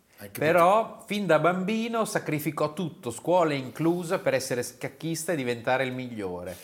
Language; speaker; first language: Italian; native; Italian